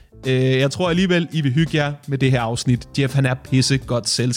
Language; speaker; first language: Danish; native; Danish